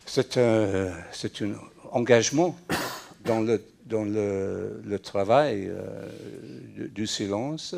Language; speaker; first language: French; non-native, fluent; English